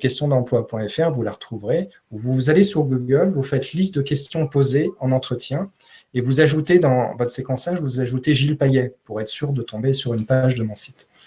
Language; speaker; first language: French; native; French